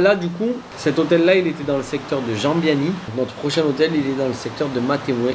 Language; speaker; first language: French; native; French